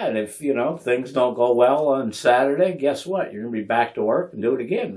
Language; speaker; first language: English; native; English